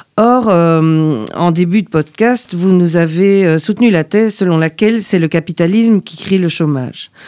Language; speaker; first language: French; native; French